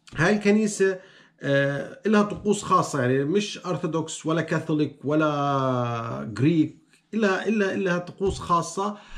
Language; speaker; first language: Arabic; native; Arabic